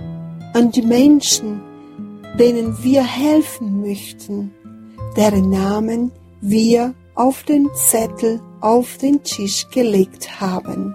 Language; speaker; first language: German; non-native, fluent; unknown